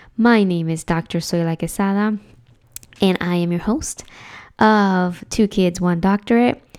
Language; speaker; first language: English; early bilingual, other home language; Spanish